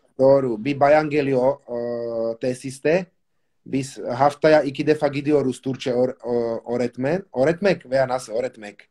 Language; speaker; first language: Turkish; non-native, learner; Slovak